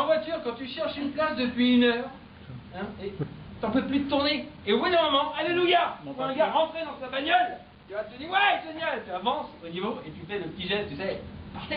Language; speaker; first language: French; native; French